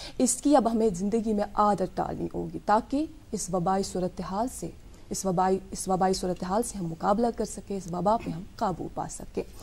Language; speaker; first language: Hindi; non-native, local second language; Kashmiri